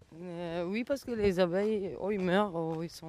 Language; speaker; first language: French; non-native, fluent; Italian